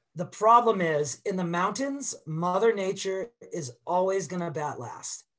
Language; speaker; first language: English; native; English